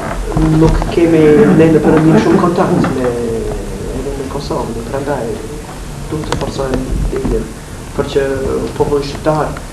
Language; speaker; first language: Albanian; non-native, fluent; English